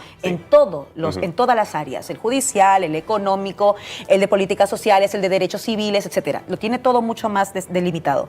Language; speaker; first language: Spanish; native; Spanish